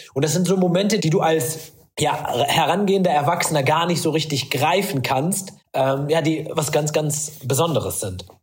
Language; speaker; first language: German; early bilingual, other home language; Arabic